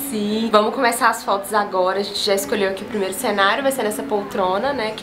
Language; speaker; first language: Portuguese; native; Portuguese